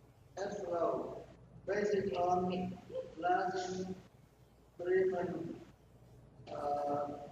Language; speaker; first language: English; non-native, learner; Vietnamese